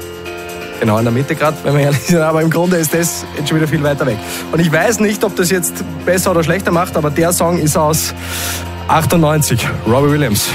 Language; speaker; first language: German; native; German